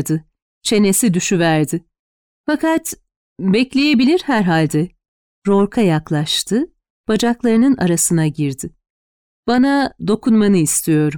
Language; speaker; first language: Turkish; native; Turkish